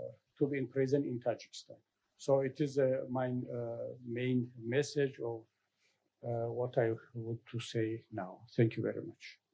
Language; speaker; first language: English; non-native, learner; Tajik